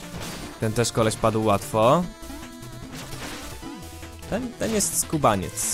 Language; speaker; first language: Polish; native; Polish